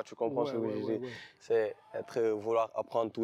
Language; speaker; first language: French; non-native, local second language; Wolof